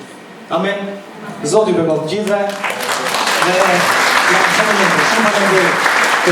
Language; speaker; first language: Albanian; native; Albanian